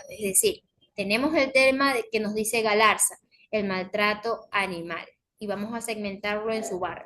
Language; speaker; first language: Spanish; native; Spanish